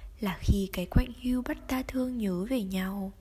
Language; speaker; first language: Vietnamese; native; Vietnamese